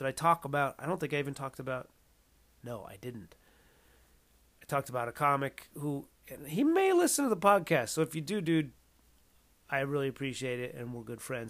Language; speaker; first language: English; native; English